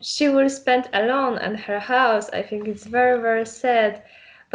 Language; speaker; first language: English; non-native, learner; Polish